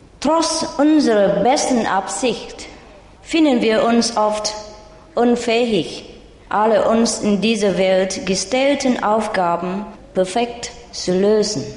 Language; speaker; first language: German; non-native, learner; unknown